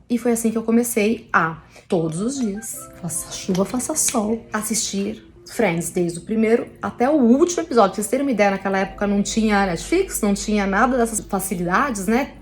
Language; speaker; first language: Portuguese; early bilingual, other home language; Italian